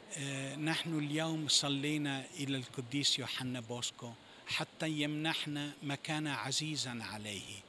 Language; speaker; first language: Arabic; non-native, fluent; Italian